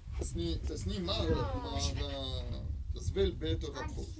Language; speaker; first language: Dutch; non-native, learner; French